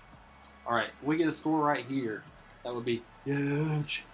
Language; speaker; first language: English; native; English